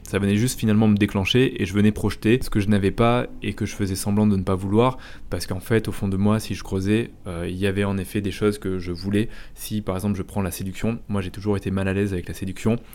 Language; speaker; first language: French; native; French